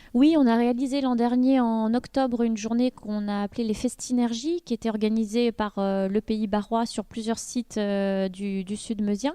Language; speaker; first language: French; native; French